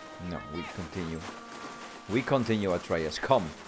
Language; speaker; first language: English; non-native, fluent; Dutch